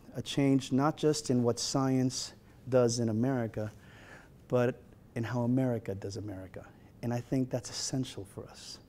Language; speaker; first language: English; native; English